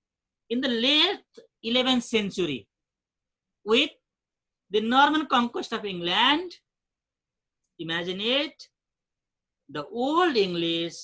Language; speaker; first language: English; non-native, fluent; Nepali